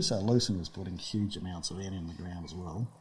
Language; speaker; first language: English; native; English